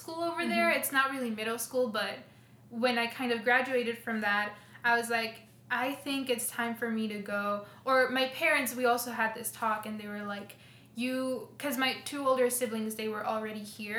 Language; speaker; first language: English; early bilingual, other home language; Spanish